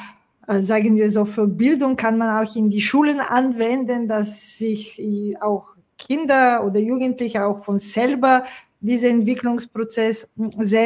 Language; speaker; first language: German; non-native, fluent; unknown